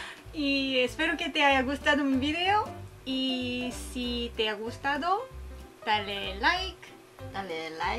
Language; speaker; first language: Spanish; non-native, fluent; Korean